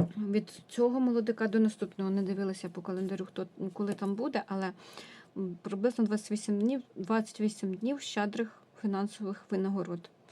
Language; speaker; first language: Ukrainian; non-native, local second language; Russian